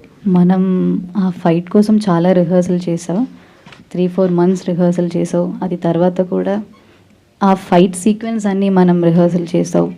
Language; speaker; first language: Telugu; non-native, learner; Malayalam